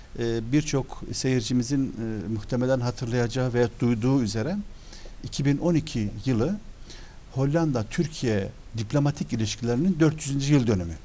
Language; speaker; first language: Turkish; early bilingual, other home language; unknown